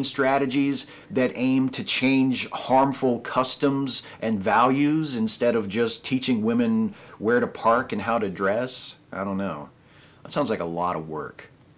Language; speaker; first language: English; native; English